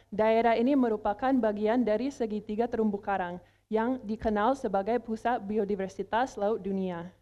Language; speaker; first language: Indonesian; non-native, fluent; English